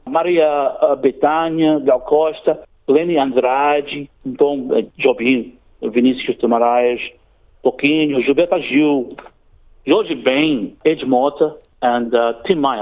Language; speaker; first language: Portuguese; non-native, learner; English